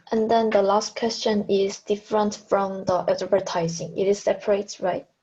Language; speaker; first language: English; non-native, learner; Korean